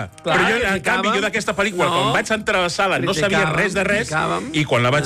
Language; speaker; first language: Catalan; native; Catalan